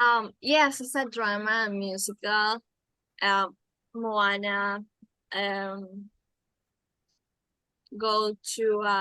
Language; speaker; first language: English; non-native, learner; Spanish